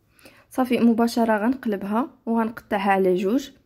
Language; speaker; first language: Arabic; native; Arabic